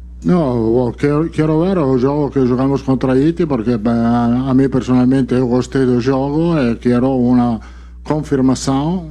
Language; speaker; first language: Portuguese; non-native, fluent; Italian